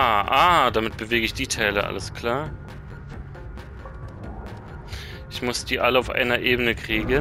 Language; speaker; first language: German; native; German